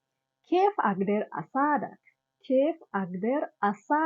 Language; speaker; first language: Arabic; non-native, learner; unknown